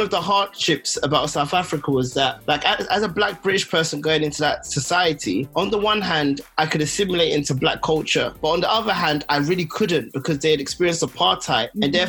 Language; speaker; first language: English; native; English